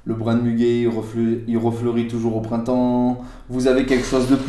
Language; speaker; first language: French; native; French